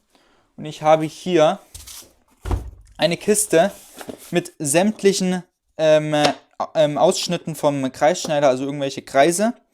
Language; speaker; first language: German; native; German